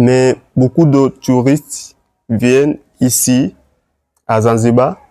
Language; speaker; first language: French; non-native, learner; Swahili